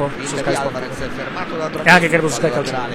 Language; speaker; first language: Italian; native; Italian